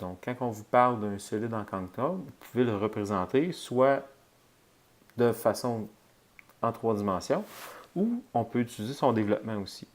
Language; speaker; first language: French; native; French